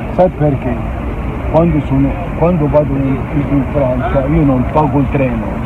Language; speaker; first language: Italian; non-native, fluent; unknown